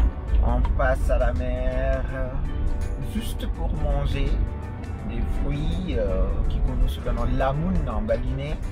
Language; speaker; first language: French; non-native, fluent; Indonesian